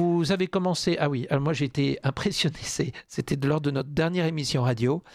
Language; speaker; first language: French; native; French